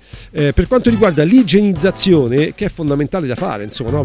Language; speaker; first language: Italian; native; Italian